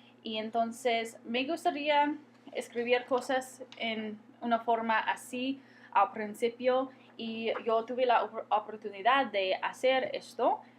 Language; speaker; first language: Spanish; non-native, fluent; English